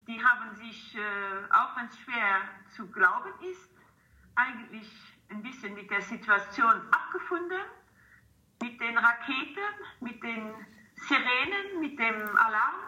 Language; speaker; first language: German; non-native, local second language; Luxembourgish